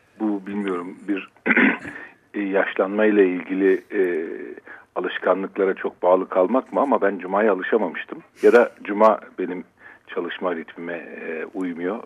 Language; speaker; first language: Turkish; native; Turkish